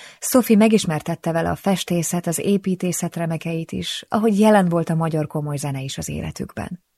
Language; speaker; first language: Hungarian; native; Hungarian